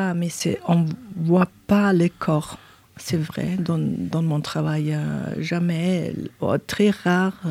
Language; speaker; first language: French; non-native, fluent; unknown